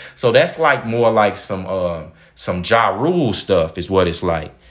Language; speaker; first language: English; native; English